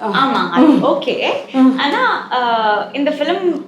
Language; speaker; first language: Tamil; non-native, learner; Telugu